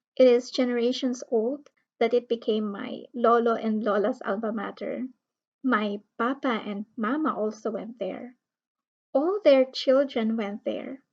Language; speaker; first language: English; non-native, local second language; Filipino